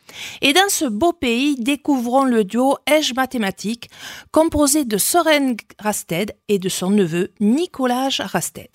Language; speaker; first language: French; native; French